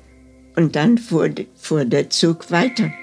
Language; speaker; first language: German; early bilingual, heritage; German